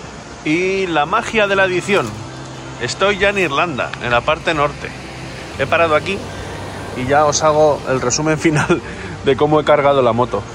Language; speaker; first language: Spanish; native; Spanish